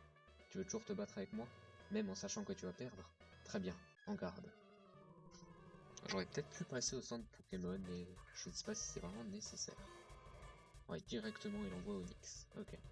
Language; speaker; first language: French; native; French